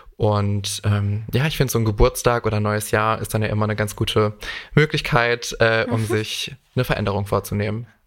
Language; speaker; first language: German; native; German